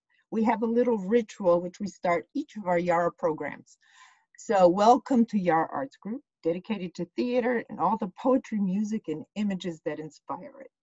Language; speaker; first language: English; early bilingual, other home language; Ukrainian